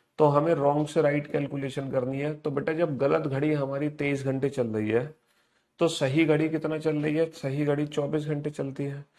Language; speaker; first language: Hindi; native; Hindi